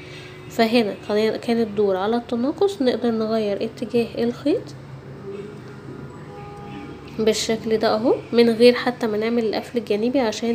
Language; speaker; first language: Arabic; native; Arabic